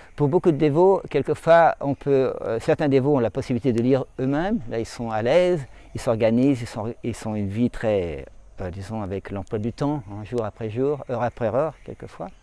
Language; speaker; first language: French; native; French